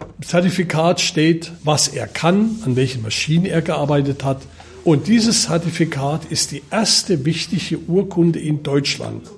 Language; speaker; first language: German; native; German